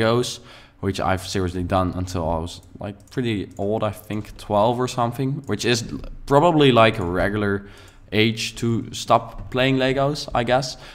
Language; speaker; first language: English; non-native, fluent; Dutch